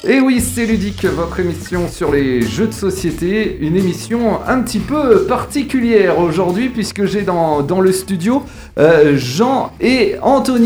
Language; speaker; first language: French; native; French